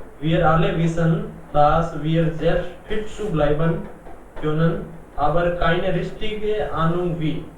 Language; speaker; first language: German; non-native, learner; Punjabi